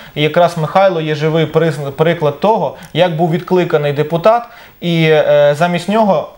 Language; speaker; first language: Ukrainian; native; Ukrainian